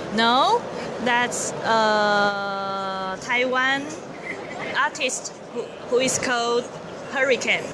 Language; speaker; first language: English; non-native, learner; Chinese